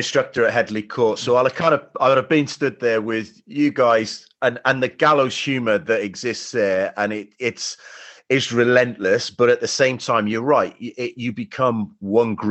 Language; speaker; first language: English; native; English